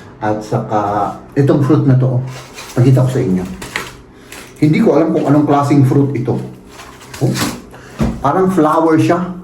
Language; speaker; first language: Filipino; native; Filipino